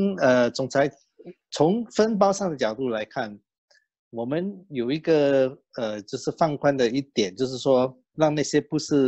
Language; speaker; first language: Chinese; native; Chinese